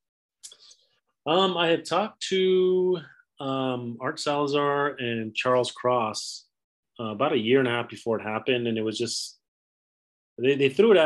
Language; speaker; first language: English; native; English